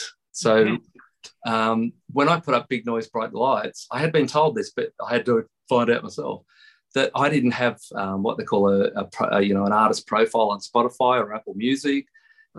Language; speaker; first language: English; native; English